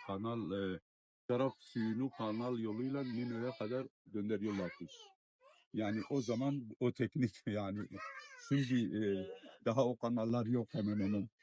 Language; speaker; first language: Turkish; non-native, fluent; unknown